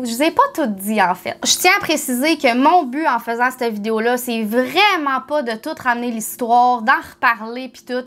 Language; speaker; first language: French; native; French